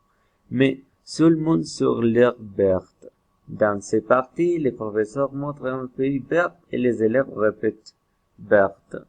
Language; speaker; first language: French; non-native, learner; Spanish